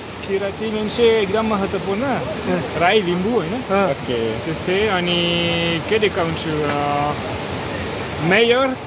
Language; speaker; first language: Nepali; non-native, learner; French